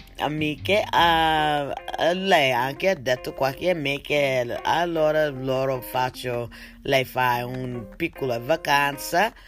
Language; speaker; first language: Italian; non-native, learner; English